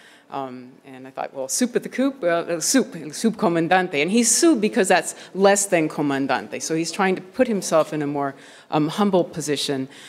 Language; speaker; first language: English; native; English